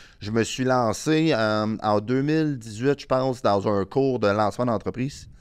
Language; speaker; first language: French; native; French